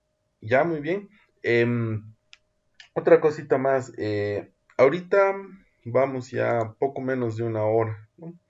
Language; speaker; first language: Spanish; native; Spanish